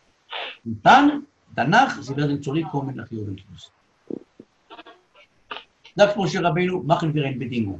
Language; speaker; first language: German; non-native, learner; Hebrew